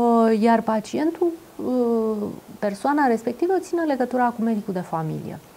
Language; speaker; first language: Romanian; native; Romanian